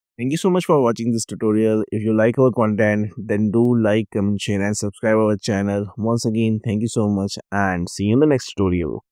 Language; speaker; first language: English; non-native, local second language; Urdu